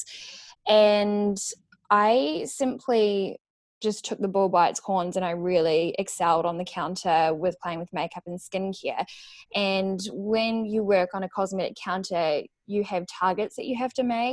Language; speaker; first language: English; native; English